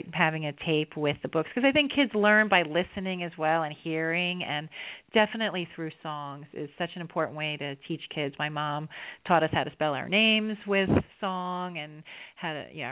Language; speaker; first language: English; native; English